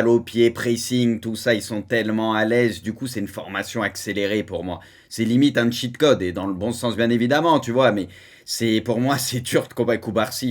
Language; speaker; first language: French; native; French